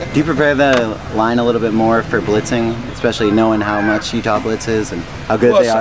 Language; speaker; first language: English; native; English